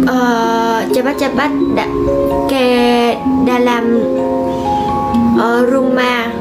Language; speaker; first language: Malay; non-native, learner; Vietnamese